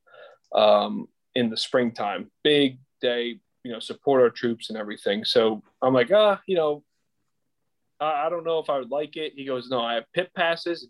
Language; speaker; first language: English; native; English